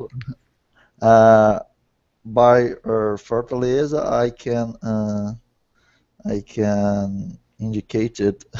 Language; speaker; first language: English; non-native, learner; Portuguese